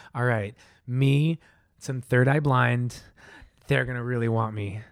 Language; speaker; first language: English; native; English